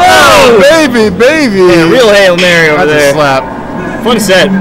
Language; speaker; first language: English; native; English